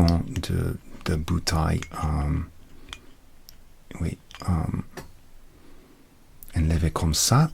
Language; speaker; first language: French; non-native, learner; English